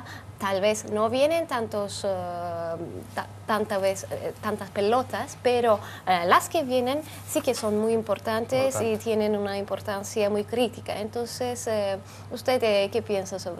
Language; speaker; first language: Spanish; non-native, fluent; Turkish